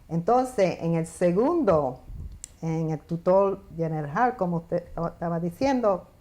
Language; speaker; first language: Spanish; early bilingual, heritage; Spanish